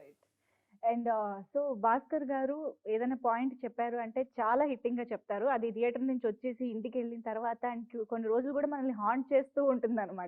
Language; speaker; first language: Telugu; native; Telugu